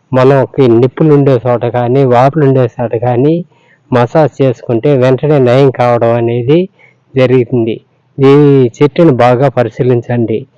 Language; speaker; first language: Telugu; non-native, local second language; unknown